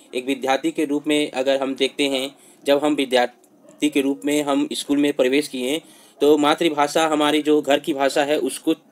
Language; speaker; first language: Hindi; non-native, local second language; Bhojpuri